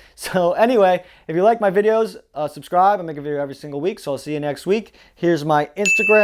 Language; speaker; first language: English; native; English